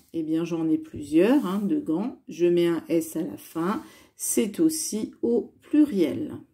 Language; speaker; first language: French; native; French